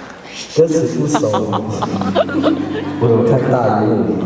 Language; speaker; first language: Chinese; non-native, local second language; Amis